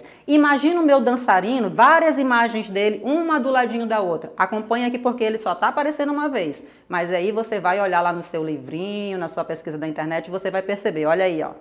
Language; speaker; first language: Portuguese; native; Portuguese